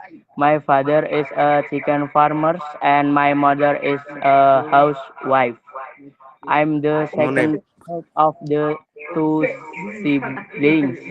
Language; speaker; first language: English; non-native, learner; Indonesian